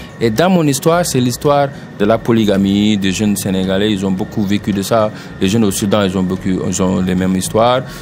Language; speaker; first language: French; non-native, local second language; Wolof